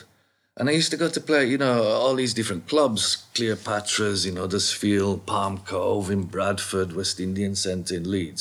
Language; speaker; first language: English; native; English